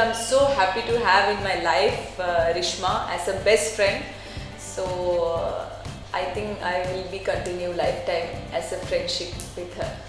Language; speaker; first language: Tamil; non-native, learner; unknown